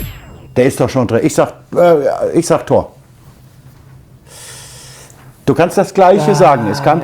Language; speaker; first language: German; native; German